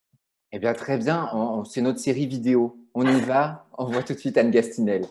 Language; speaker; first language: French; native; French